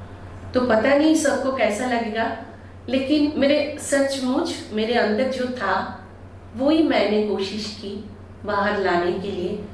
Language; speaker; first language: Hindi; non-native, local second language; Bangla